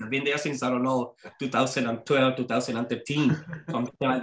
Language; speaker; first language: English; non-native, fluent; Spanish